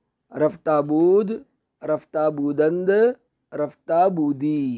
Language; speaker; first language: Persian; non-native, fluent; Urdu